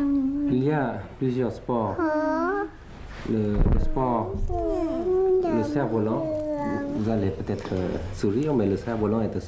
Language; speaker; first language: French; early bilingual, other home language; Thai